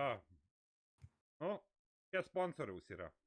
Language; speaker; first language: Lithuanian; native; Lithuanian